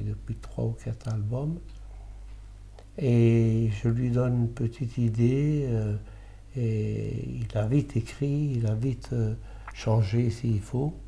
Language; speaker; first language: French; early bilingual, other home language; Italian